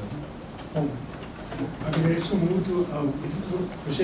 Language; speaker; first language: Portuguese; non-native, fluent; Spanish